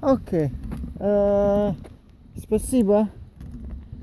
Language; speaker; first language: Russian; non-native, learner; Italian